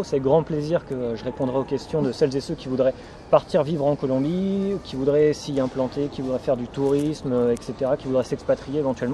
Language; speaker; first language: French; native; French